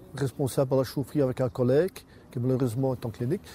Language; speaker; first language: French; native; French